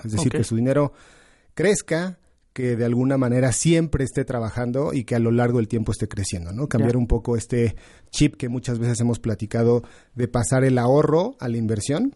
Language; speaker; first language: Spanish; native; Spanish